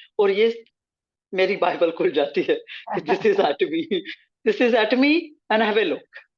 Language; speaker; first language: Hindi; native; Hindi